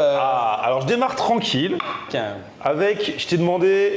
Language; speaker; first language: French; native; French